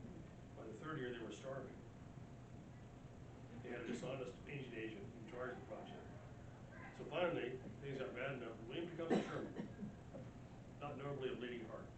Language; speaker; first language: English; native; English